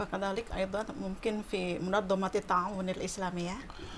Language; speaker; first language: Arabic; non-native, fluent; Indonesian